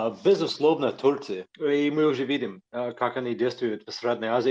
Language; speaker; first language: Russian; non-native, fluent; English